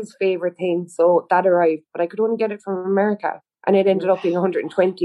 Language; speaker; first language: English; native; English